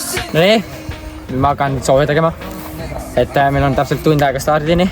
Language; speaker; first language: Estonian; native; Estonian